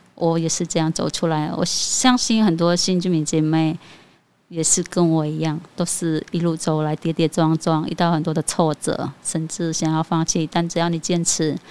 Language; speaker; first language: Chinese; non-native, fluent; Khmer